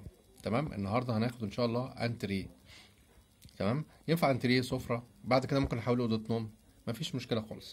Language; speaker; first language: Arabic; native; Arabic